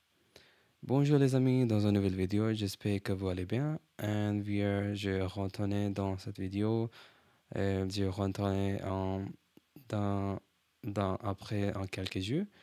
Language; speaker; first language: French; non-native, learner; English